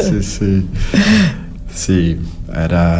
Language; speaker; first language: Catalan; non-native, learner; Portuguese